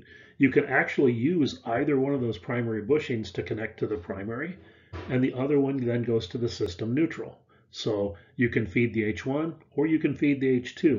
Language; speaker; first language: English; native; English